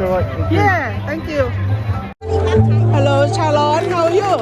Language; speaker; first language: English; non-native, learner; Thai